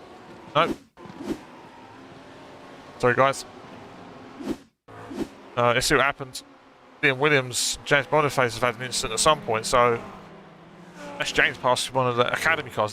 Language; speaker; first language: English; native; English